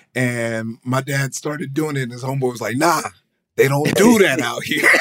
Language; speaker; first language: English; early bilingual, other home language; Yoruba